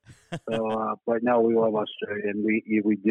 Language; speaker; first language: English; native; English